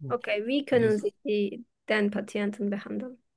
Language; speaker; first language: German; non-native, fluent; Turkish